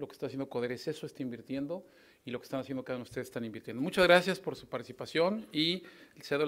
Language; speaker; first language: Spanish; native; Spanish